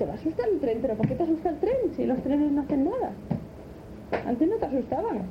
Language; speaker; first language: Spanish; native; Spanish